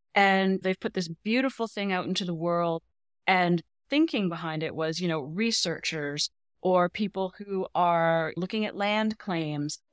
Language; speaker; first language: English; native; English